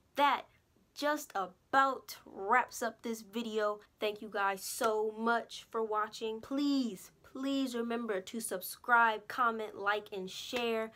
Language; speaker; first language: English; native; English